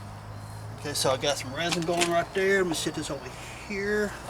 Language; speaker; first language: English; native; English